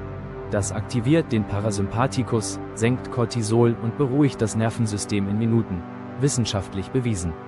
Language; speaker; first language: German; native; German